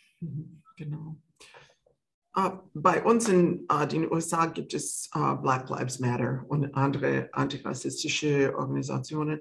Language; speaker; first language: German; non-native, fluent; English